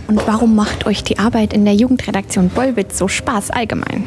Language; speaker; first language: German; native; German